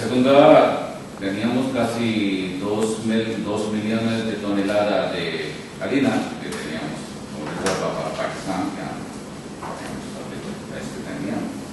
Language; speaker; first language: Spanish; non-native, local second language; Urdu